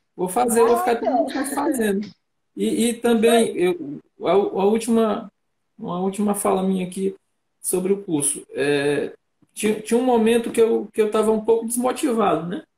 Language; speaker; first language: Portuguese; native; Portuguese